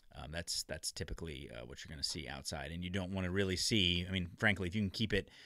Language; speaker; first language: English; native; English